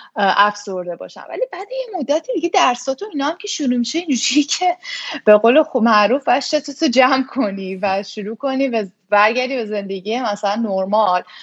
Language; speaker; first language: Persian; native; Persian